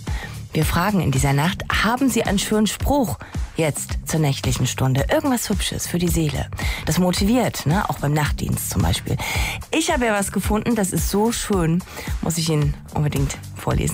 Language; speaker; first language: German; native; German